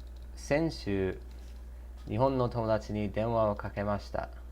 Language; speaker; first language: Japanese; non-native, learner; English